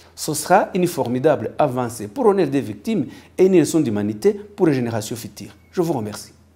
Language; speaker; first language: French; non-native, local second language; Kinyarwanda